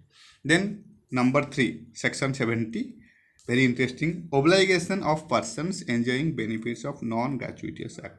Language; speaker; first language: English; non-native, local second language; Hindi